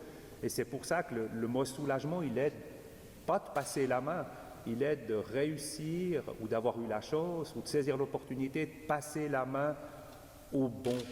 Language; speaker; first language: French; native; French